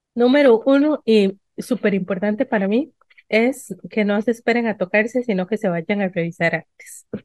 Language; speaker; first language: Spanish; native; Spanish